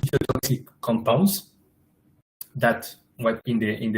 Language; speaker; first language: English; non-native, fluent; Spanish